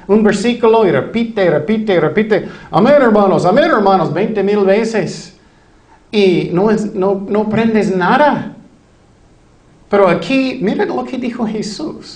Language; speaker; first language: Spanish; non-native, fluent; English